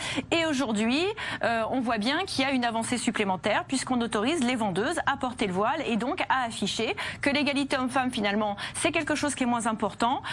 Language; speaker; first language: French; native; French